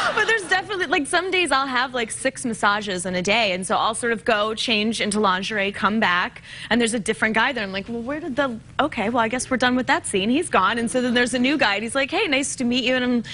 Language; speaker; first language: English; native; English